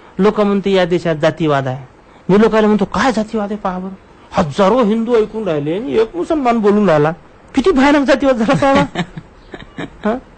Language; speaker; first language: Marathi; non-native, local second language; Urdu